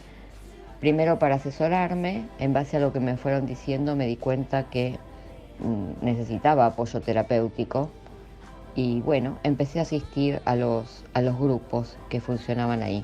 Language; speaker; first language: Spanish; native; Spanish